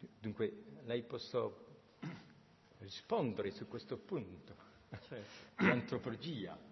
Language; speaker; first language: Italian; non-native, fluent; French